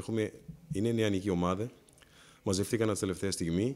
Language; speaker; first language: Greek; non-native, fluent; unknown